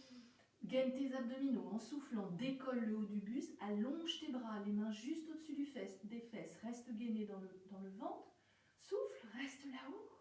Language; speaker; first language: French; native; French